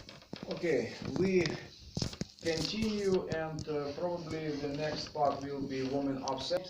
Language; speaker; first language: English; non-native, fluent; Ukrainian